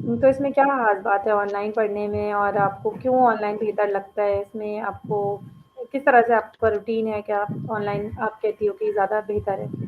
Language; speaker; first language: Urdu; native; Urdu